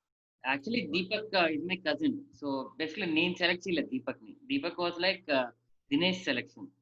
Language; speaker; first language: Telugu; native; Telugu